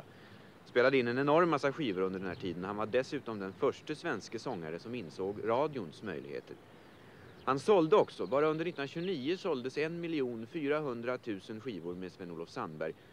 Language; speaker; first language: Swedish; native; Swedish